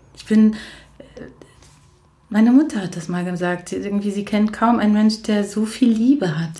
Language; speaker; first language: German; native; German